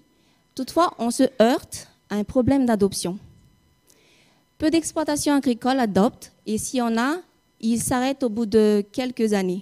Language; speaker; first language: French; non-native, local second language; Malagasy